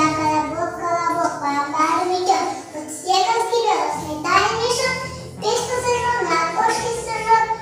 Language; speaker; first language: Russian; non-native, local second language; Yakut